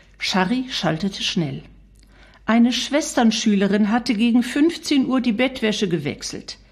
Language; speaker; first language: German; native; German